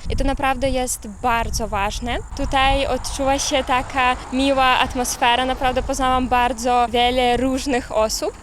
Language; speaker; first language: Polish; non-native, fluent; Ukrainian